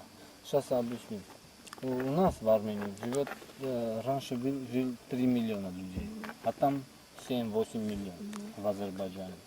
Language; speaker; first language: Russian; non-native, local second language; Armenian